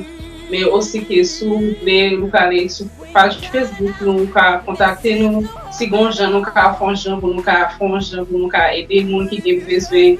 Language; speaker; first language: Haitian Creole; early bilingual, heritage; Haitian Creole